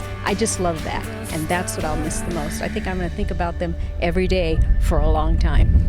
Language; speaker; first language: English; native; English